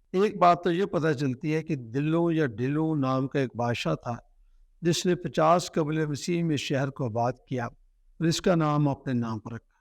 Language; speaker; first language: Urdu; non-native, local second language; Punjabi